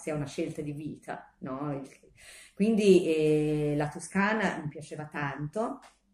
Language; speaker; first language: Italian; non-native, fluent; Portuguese